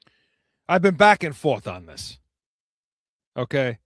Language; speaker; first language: English; native; English